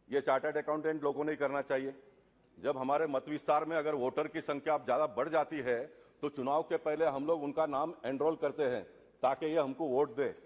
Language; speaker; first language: Hindi; non-native, local second language; Tulu